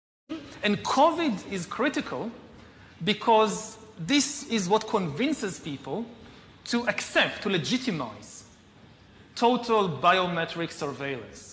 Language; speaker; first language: English; non-native, fluent; Hebrew